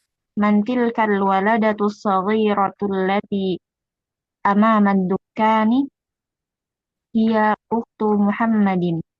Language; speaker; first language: Arabic; non-native, learner; Indonesian